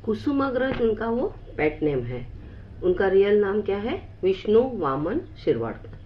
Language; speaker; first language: Hindi; non-native, local second language; Marathi